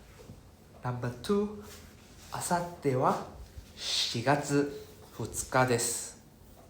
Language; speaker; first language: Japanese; non-native, fluent; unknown